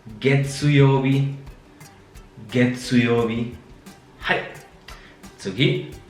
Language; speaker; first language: Japanese; non-native, fluent; Polish